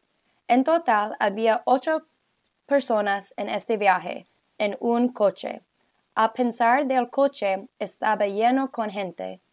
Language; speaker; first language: Spanish; non-native, learner; English